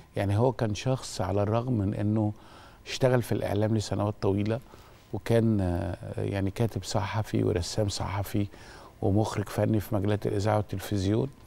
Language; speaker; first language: Egyptian Arabic; native; Egyptian Arabic